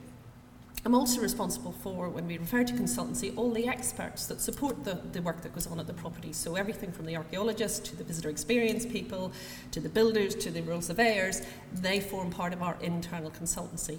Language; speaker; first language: English; native; English